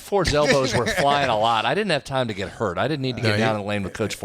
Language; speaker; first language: English; native; English